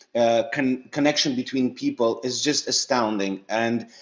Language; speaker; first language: English; early bilingual, other home language; Russian